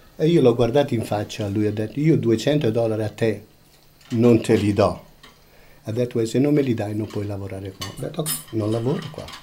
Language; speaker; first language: Italian; native; Italian